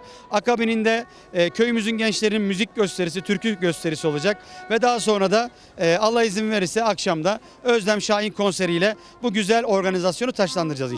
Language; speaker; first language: Turkish; native; Turkish